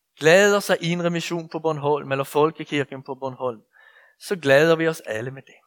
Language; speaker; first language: Danish; native; Danish